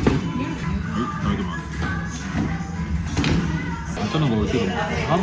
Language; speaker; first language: Japanese; non-native, learner; French